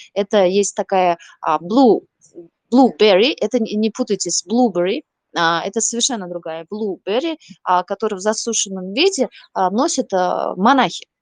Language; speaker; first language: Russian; non-native, local second language; Uzbek